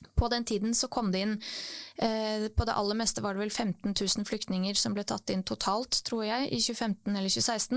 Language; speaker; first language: Norwegian; early bilingual, other home language; Bosnian